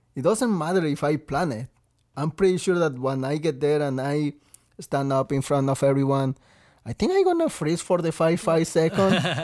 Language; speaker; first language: English; non-native, learner; Spanish